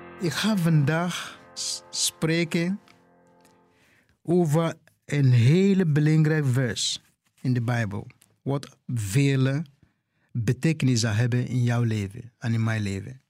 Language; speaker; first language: Dutch; non-native, fluent; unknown